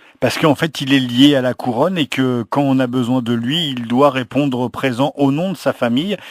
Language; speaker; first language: French; native; French